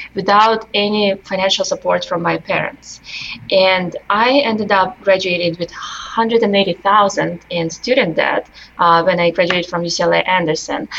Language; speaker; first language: English; non-native, fluent; Russian